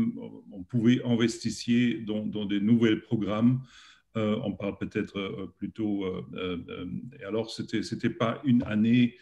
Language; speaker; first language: French; non-native, learner; German